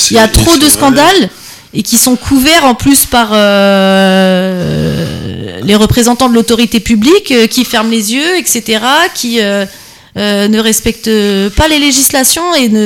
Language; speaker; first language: French; native; French